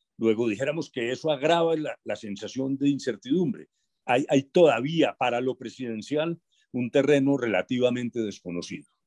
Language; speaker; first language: Spanish; native; Spanish